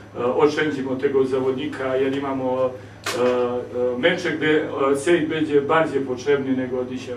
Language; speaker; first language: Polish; non-native, learner; Serbian